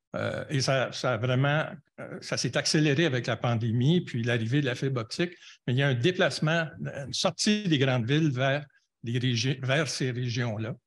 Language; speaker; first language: French; native; French